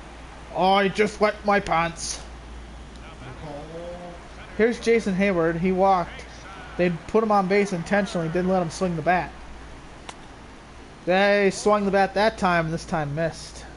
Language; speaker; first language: English; native; English